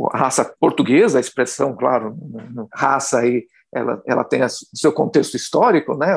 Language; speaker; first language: Portuguese; native; Portuguese